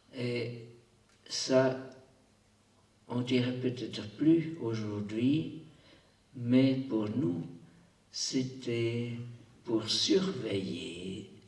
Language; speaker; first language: French; non-native, local second language; German